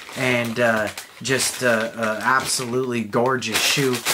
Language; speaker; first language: English; native; English